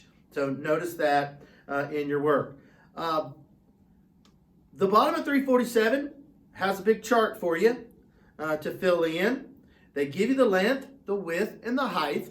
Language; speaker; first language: English; native; English